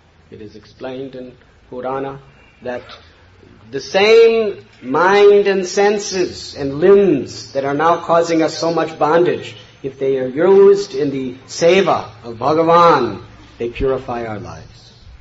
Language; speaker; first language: English; native; English